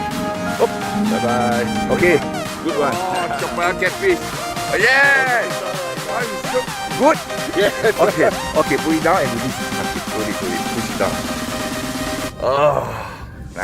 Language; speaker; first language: English; non-native, learner; Thai